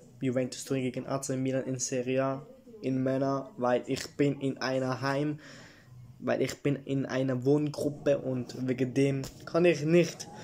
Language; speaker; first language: German; early bilingual, other home language; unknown